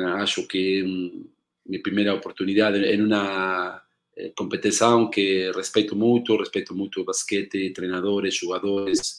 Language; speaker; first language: Portuguese; non-native, learner; Spanish